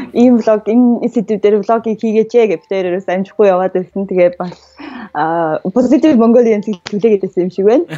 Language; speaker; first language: Mongolian; early bilingual, heritage; Mongolian